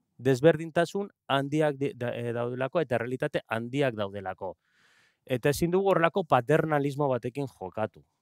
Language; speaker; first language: Basque; non-native, local second language; Spanish